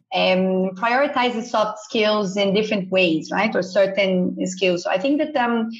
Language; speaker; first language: English; non-native, fluent; Portuguese